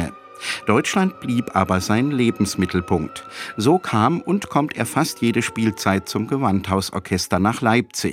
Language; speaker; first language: German; native; German